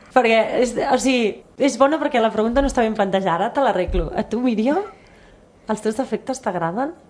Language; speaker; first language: Catalan; native; Catalan